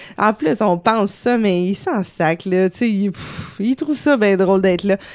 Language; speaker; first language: French; native; French